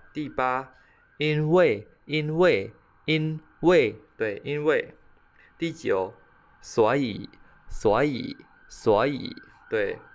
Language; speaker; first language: Chinese; non-native, fluent; Khmer